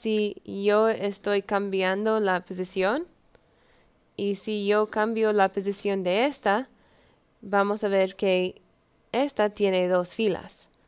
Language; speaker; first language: Spanish; early bilingual, heritage; Spanish